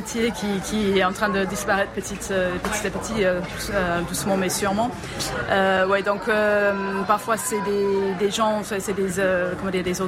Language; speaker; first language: French; non-native, fluent; English